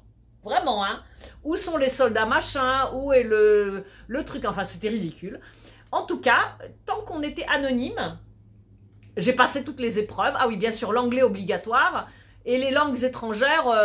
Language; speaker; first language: French; early bilingual, other home language; Polish